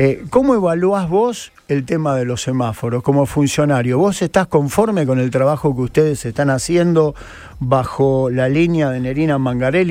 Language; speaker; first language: Spanish; native; Spanish